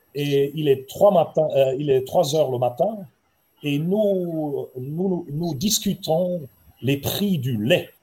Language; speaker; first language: French; non-native, fluent; German